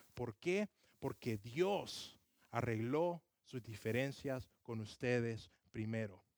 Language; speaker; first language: Spanish; early bilingual, other home language; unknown